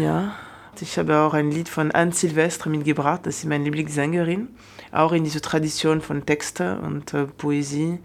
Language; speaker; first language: German; non-native, fluent; French